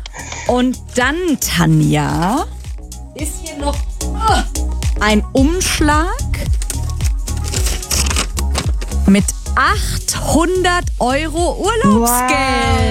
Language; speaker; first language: German; native; German